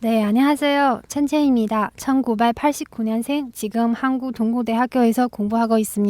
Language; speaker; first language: Korean; non-native, fluent; Chinese